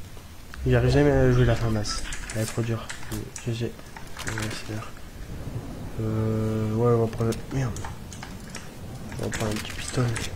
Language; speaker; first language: French; native; French